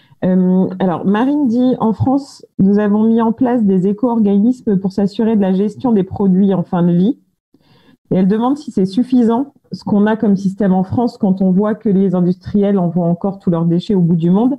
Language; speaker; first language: French; native; French